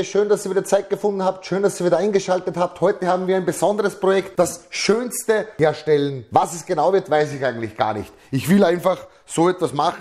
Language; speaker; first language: German; native; German